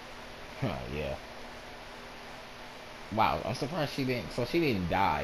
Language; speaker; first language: English; native; English